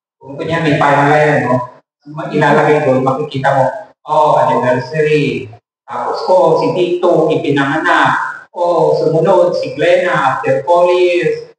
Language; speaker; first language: Filipino; native; Filipino